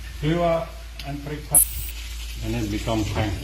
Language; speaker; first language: English; non-native, learner; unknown